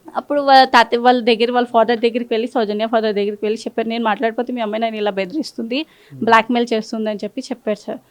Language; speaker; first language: Telugu; non-native, local second language; Urdu